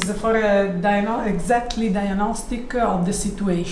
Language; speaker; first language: English; non-native, learner; Italian